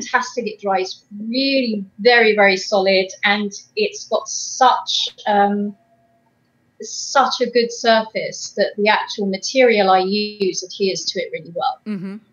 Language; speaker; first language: English; native; English